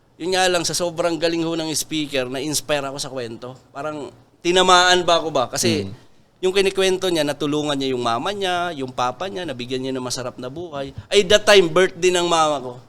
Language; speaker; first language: Filipino; non-native, local second language; Masbatenyo